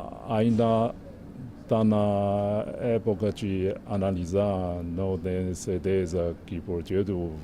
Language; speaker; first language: Portuguese; non-native, fluent; Chinese